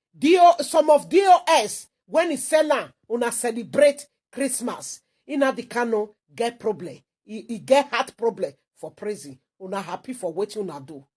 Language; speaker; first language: Nigerian Pidgin; non-native, local second language; Igbo